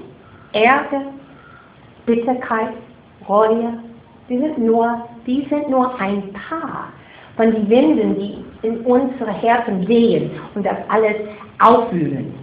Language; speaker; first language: German; non-native, fluent; English